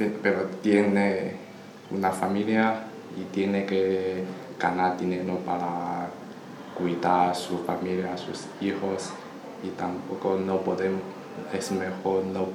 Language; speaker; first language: Spanish; non-native, learner; Chinese